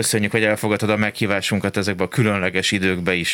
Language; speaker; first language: Hungarian; native; Hungarian